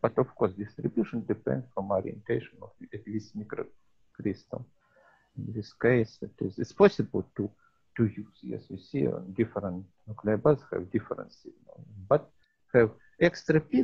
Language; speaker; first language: English; non-native, learner; Russian